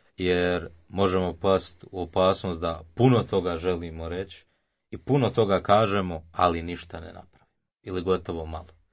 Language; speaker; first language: Croatian; native; Croatian